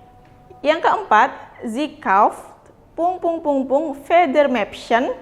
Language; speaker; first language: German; non-native, fluent; Indonesian